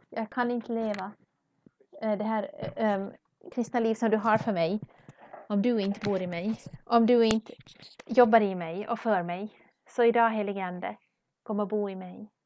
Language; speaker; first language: Swedish; non-native, learner; English